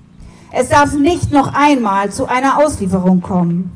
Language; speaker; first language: German; native; German